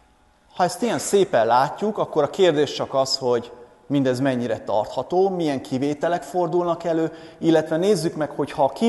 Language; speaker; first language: Hungarian; native; Hungarian